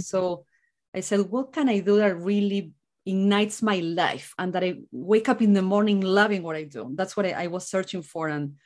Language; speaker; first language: English; non-native, fluent; Spanish